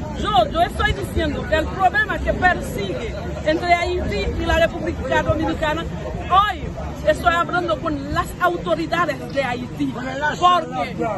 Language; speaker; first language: Spanish; non-native, fluent; Haitian Creole